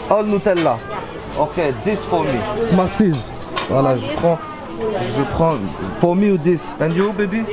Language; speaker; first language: English; non-native, learner; French